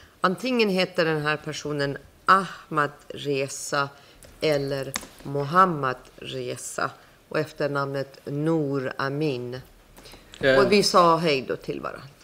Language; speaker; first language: Swedish; non-native, fluent; Persian